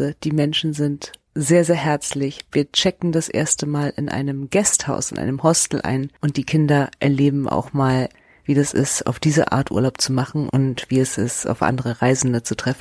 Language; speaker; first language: German; native; German